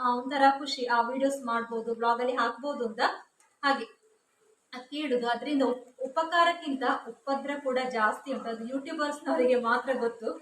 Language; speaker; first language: Kannada; non-native, local second language; Tulu